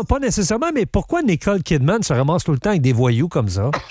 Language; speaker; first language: French; native; French